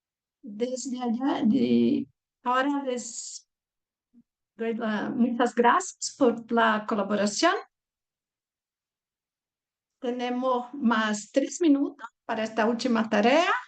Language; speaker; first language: Spanish; non-native, fluent; Portuguese